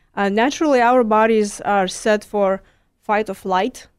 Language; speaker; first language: English; non-native, fluent; Lithuanian